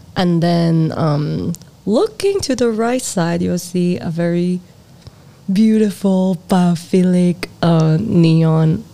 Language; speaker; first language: English; non-native, local second language; Cantonese